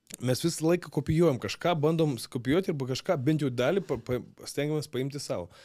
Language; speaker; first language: Lithuanian; non-native, local second language; Russian